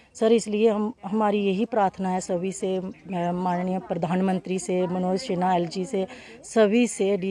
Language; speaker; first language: Hindi; native; Hindi